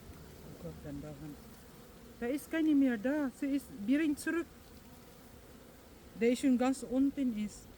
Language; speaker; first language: German; non-native, learner; Filipino